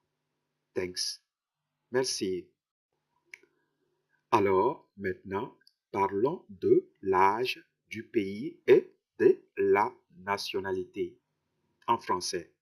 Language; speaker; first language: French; non-native, fluent; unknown